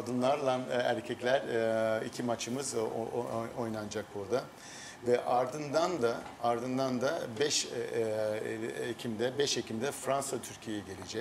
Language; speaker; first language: Turkish; early bilingual, heritage; Turkish